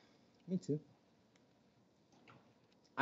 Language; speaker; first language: English; native; English